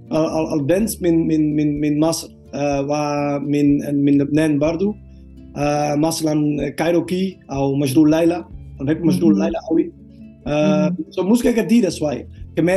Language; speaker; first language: Arabic; non-native, learner; Dutch